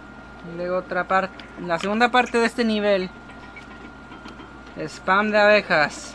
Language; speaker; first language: Spanish; non-native, fluent; English